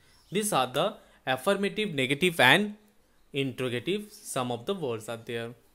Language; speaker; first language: English; non-native, local second language; Bangla